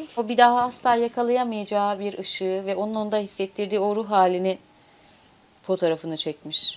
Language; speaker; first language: Turkish; native; Turkish